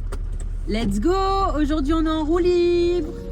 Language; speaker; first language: French; native; French